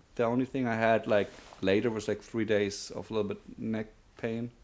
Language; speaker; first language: English; non-native, fluent; German